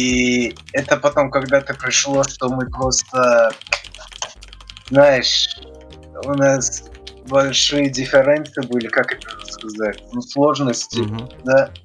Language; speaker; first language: Russian; early bilingual, heritage; Russian